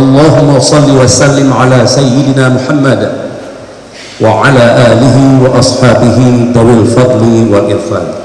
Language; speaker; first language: Arabic; non-native, fluent; Indonesian